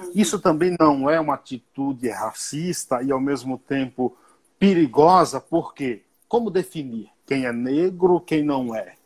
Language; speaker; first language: Portuguese; native; Portuguese